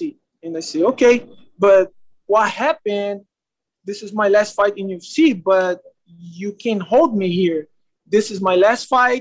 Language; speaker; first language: English; non-native, learner; Portuguese